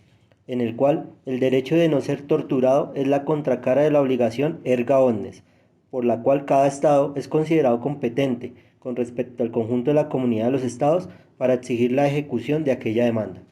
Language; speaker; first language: Spanish; native; Spanish